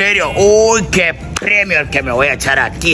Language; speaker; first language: Spanish; native; Spanish